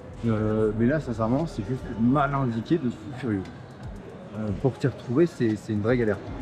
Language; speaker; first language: French; native; French